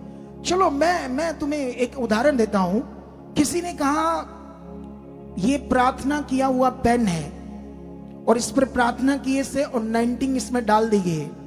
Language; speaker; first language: Hindi; native; Hindi